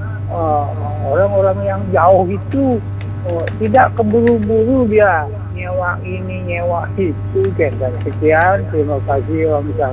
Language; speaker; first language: Indonesian; non-native, local second language; Balinese